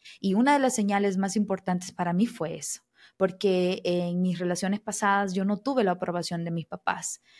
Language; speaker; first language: Spanish; native; Spanish